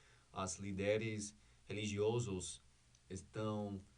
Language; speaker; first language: Portuguese; non-native, learner; English